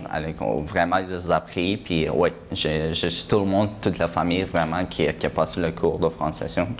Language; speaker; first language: French; non-native, fluent; Persian